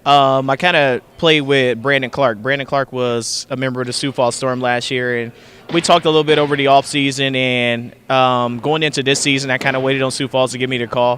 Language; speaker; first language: English; native; English